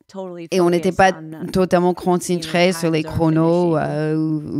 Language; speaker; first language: French; non-native, learner; English